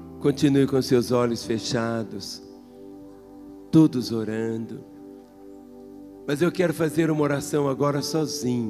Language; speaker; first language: Portuguese; native; Portuguese